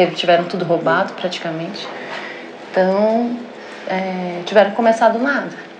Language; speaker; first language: Portuguese; native; Portuguese